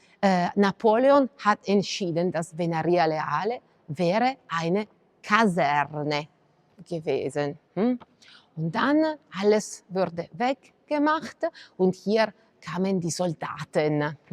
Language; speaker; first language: German; non-native, fluent; Italian